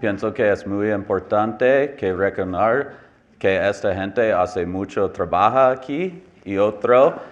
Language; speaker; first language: Spanish; non-native, learner; English